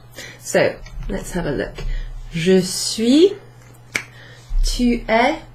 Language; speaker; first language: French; non-native, fluent; English